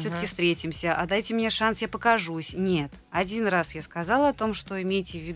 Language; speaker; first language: Russian; native; Russian